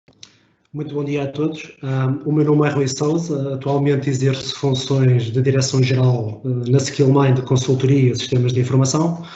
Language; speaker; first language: Portuguese; native; Portuguese